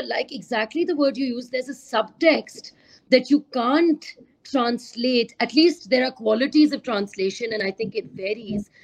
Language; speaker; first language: English; non-native, local second language; Urdu